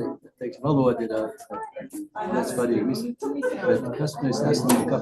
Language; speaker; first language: Latvian; early bilingual, heritage; Latvian